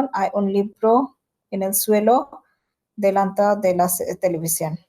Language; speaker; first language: Spanish; non-native, learner; Bangla